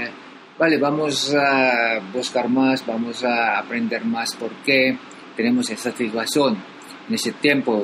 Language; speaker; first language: Spanish; non-native, learner; Filipino